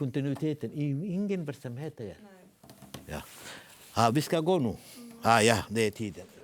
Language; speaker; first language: Swedish; non-native, learner; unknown